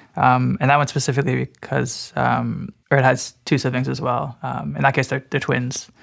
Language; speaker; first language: English; native; English